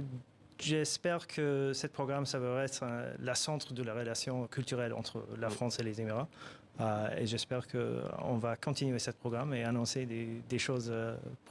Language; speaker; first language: French; non-native, fluent; Arabic